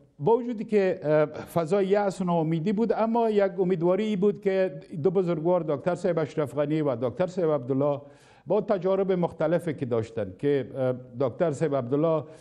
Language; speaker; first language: Persian; non-native, local second language; Pashto